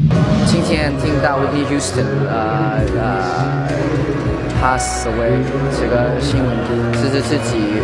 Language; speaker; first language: Chinese; non-native, local second language; Cantonese